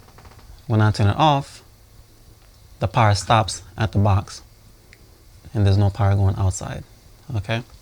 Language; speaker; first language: English; native; English